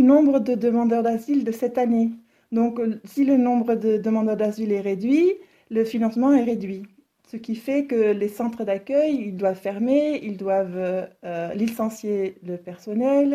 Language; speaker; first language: French; non-native, fluent; Dutch